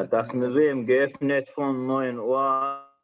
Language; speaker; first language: German; non-native, learner; Azerbaijani